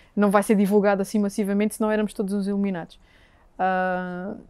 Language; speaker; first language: Portuguese; native; Portuguese